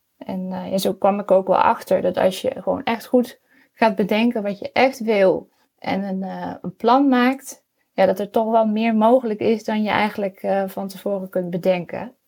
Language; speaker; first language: Dutch; native; Dutch